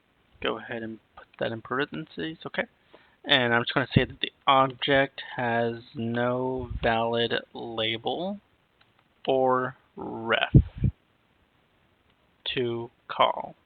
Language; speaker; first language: English; native; English